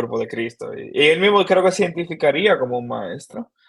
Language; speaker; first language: Spanish; native; Spanish